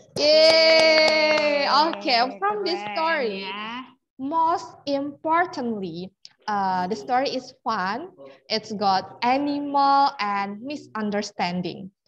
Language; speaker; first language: English; non-native, fluent; Indonesian